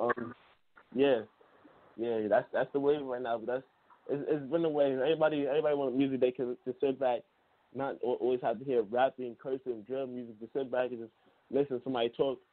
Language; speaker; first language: English; native; English